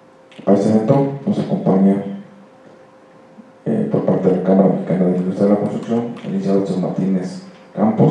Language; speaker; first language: Spanish; native; Spanish